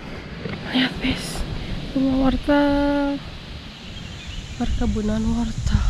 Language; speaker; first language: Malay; non-native, local second language; Sundanese